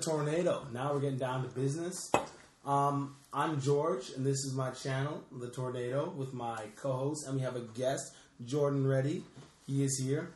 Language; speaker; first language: English; native; English